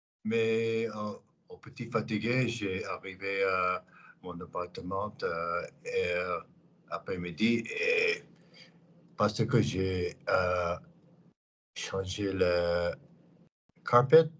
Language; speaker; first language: French; non-native, learner; English